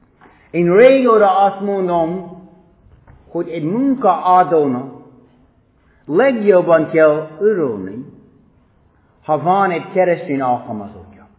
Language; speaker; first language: Hungarian; non-native, fluent; English